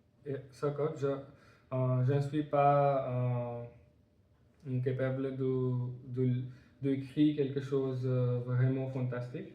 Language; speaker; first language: French; non-native, learner; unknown